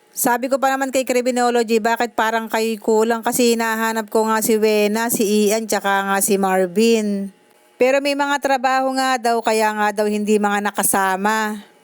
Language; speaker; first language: Filipino; native; Filipino